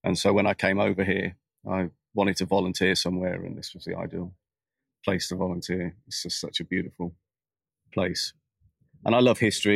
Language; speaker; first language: English; native; English